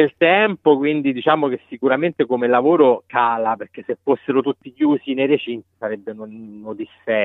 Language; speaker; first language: Italian; native; Italian